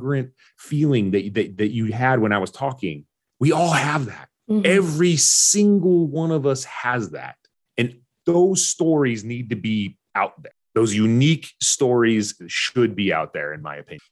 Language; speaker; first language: English; early bilingual, other home language; Arabic